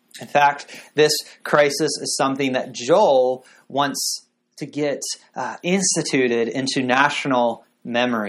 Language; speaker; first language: English; native; English